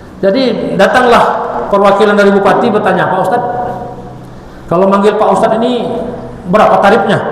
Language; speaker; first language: Indonesian; native; Indonesian